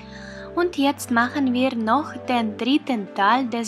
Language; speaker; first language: German; non-native, fluent; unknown